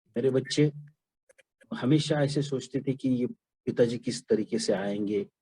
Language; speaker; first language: Hindi; non-native, local second language; Marathi